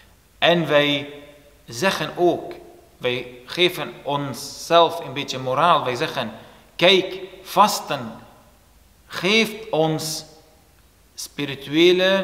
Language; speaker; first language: Dutch; non-native, fluent; Turoyo